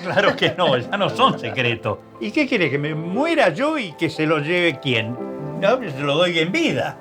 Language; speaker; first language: Spanish; native; Spanish